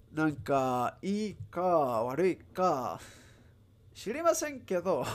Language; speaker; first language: Japanese; non-native, learner; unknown